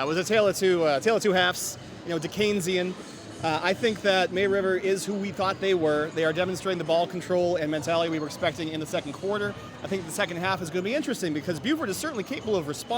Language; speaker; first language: English; native; English